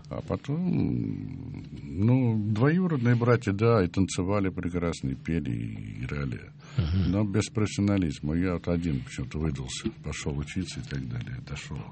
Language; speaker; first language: Russian; native; Russian